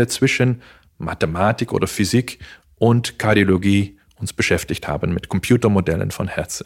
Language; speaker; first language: German; non-native, fluent; Dutch